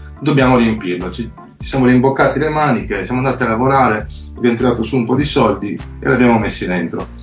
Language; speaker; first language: Italian; native; Italian